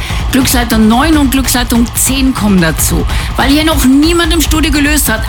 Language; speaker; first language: German; native; German